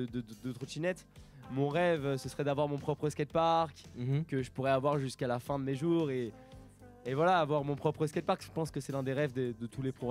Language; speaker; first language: French; native; French